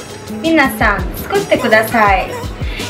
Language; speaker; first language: Japanese; non-native, learner; Russian